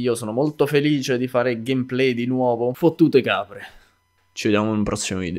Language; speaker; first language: Italian; native; Italian